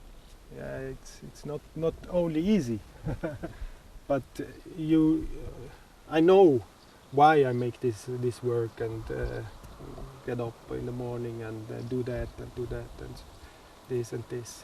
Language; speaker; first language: English; non-native, learner; Swiss German